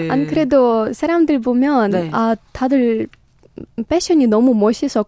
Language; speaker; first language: Korean; non-native, learner; Ukrainian